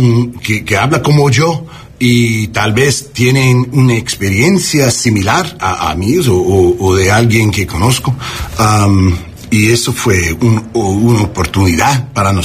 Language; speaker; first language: Spanish; early bilingual, heritage; Spanish